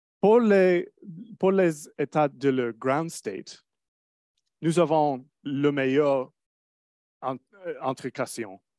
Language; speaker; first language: French; non-native, learner; English